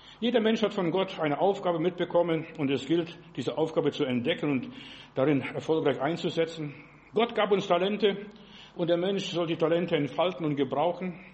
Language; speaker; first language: German; non-native, fluent; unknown